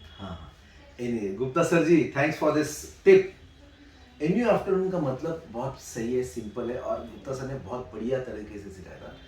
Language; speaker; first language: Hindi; non-native, local second language; Marathi